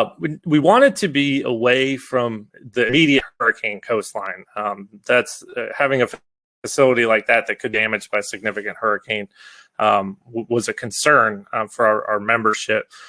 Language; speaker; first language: English; native; English